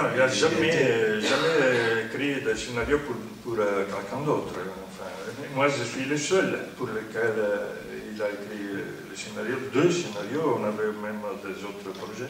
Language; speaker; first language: French; non-native, fluent; Italian